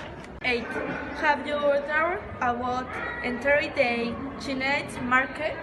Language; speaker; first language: English; non-native, learner; Spanish